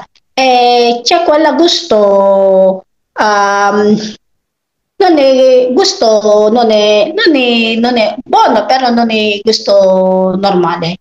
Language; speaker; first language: Italian; non-native, learner; Filipino